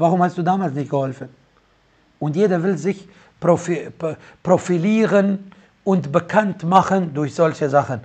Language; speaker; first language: German; non-native, fluent; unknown